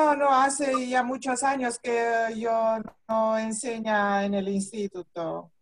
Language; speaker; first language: Spanish; non-native, fluent; Russian